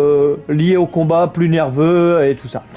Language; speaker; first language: French; native; French